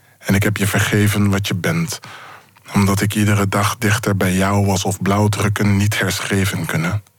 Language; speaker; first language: Dutch; native; Dutch